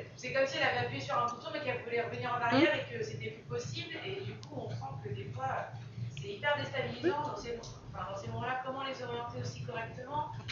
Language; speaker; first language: French; native; French